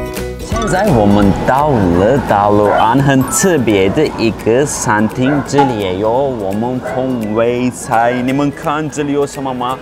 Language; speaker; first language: Chinese; non-native, fluent; Turkish